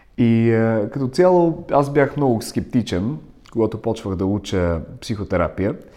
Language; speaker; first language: Bulgarian; non-native, fluent; Russian